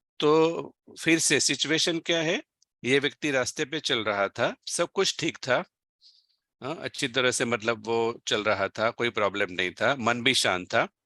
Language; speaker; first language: Hindi; non-native, local second language; Gujarati